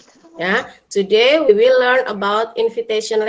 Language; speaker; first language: English; non-native, fluent; Indonesian